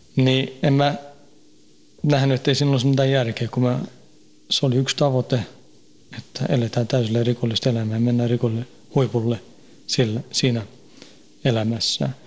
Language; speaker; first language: Finnish; early bilingual, heritage; Finnish